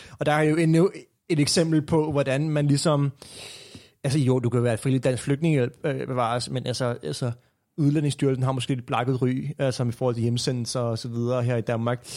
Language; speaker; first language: Danish; native; Danish